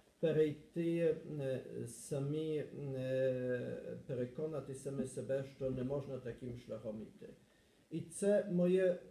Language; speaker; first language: Ukrainian; non-native, learner; Polish